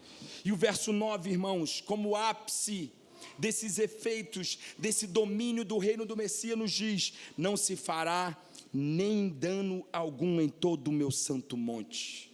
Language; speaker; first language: Portuguese; native; Portuguese